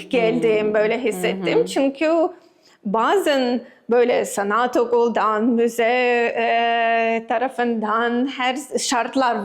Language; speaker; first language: Turkish; non-native, learner; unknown